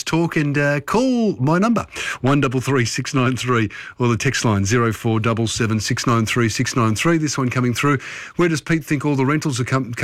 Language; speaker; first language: English; native; English